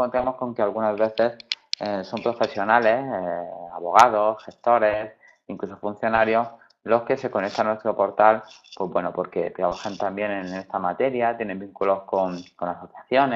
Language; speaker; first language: Spanish; native; Spanish